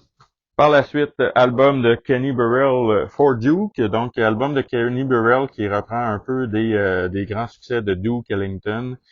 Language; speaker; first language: French; native; French